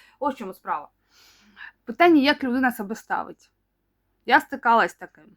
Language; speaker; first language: Ukrainian; non-native, local second language; Russian